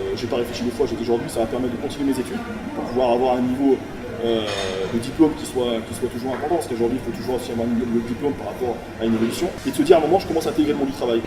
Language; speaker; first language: French; native; French